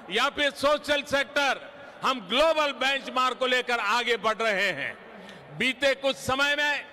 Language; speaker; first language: Hindi; non-native, local second language; Gujarati